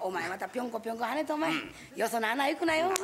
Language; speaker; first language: Japanese; native; Japanese